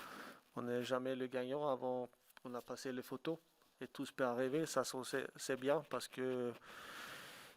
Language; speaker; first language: French; non-native, fluent; Swedish